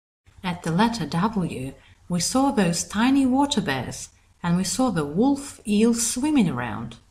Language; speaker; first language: English; native; English